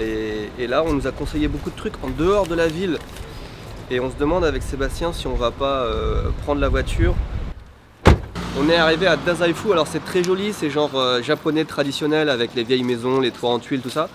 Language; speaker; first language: French; native; French